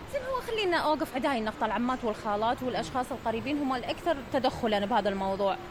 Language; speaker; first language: Arabic; native; Arabic